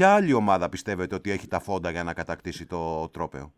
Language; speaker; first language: Greek; native; Greek